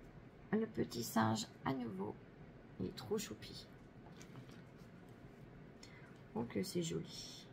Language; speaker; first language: French; native; French